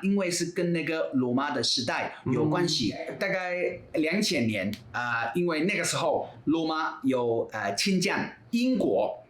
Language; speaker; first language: Chinese; non-native, fluent; English